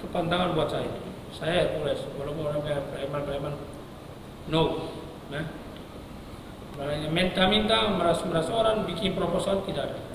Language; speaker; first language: Indonesian; non-native, local second language; Tetum